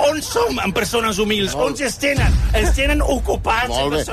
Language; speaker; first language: Catalan; native; Catalan